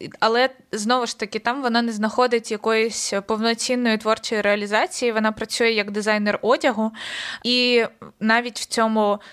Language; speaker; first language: Ukrainian; native; Ukrainian